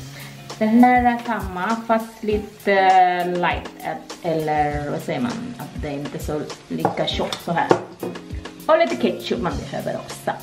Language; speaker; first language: Swedish; non-native, learner; Indonesian